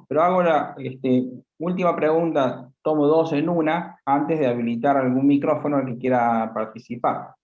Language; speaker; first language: Spanish; native; Spanish